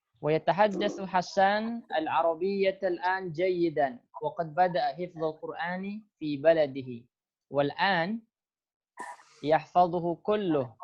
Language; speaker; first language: Arabic; non-native, fluent; Indonesian